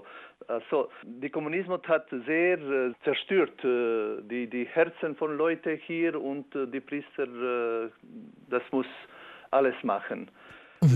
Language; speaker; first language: German; non-native, learner; Albanian